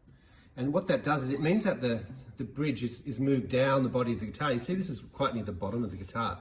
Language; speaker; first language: English; native; English